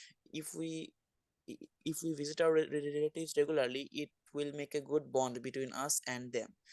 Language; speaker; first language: English; non-native, fluent; Bangla